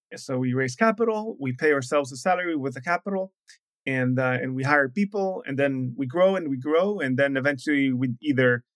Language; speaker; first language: English; non-native, fluent; Spanish